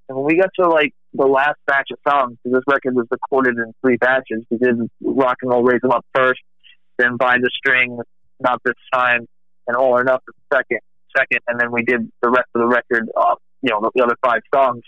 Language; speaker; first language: English; native; English